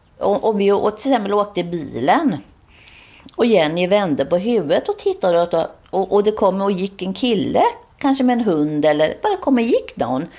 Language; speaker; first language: Swedish; native; Swedish